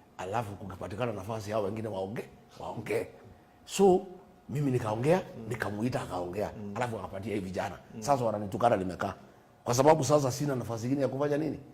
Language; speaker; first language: Swahili; non-native, local second language; Kikuyu